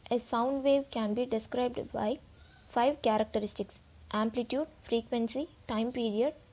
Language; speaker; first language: English; non-native, local second language; Tamil